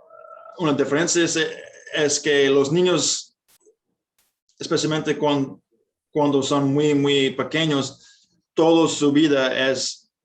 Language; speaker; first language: Spanish; non-native, fluent; English